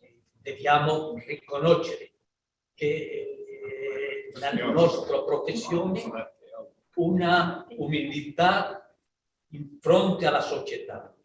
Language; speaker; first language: Italian; non-native, learner; Spanish